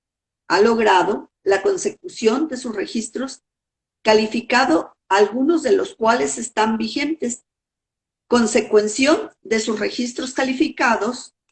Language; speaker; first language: Spanish; native; Spanish